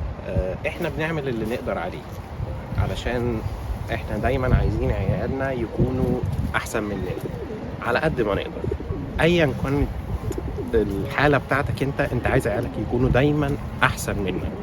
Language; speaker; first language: Arabic; native; Arabic